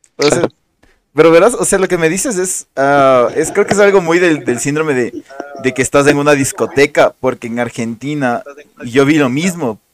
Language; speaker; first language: Spanish; native; Spanish